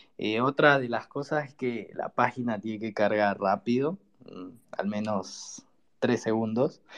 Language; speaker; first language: Spanish; native; Spanish